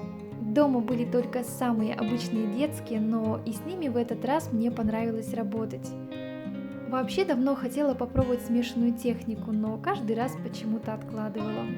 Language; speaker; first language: Russian; native; Russian